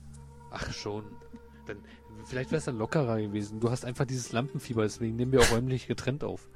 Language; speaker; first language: German; native; German